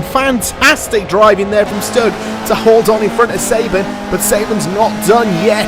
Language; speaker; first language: English; native; English